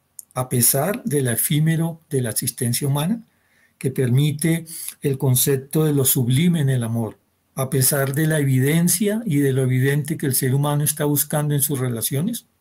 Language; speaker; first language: Spanish; native; Spanish